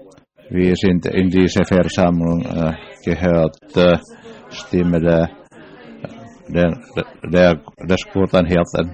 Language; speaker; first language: German; non-native, learner; English